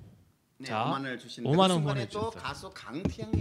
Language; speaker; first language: Korean; native; Korean